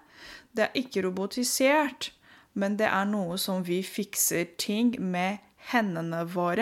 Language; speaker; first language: Norwegian; non-native, fluent; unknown